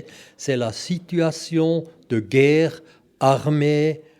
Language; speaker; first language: French; non-native, local second language; German